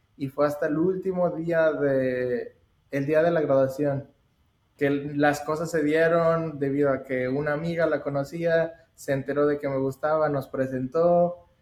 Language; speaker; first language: Spanish; native; Spanish